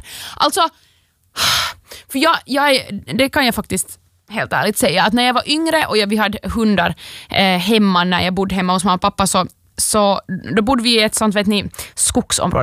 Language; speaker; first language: Swedish; native; Swedish